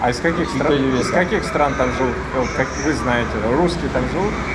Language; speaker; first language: Russian; native; Russian